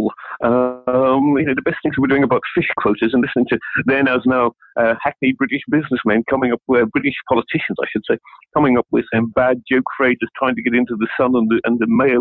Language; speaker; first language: English; native; English